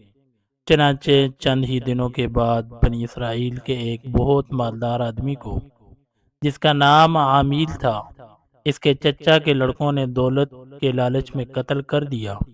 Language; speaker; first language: Urdu; native; Urdu